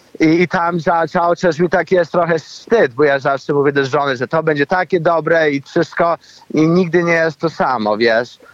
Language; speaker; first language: Polish; early bilingual, heritage; Polish